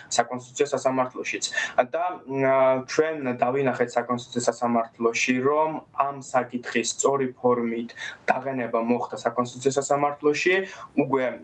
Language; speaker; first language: Georgian; non-native, local second language; Azerbaijani